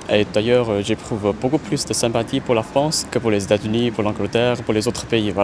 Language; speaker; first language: French; non-native, fluent; Chinese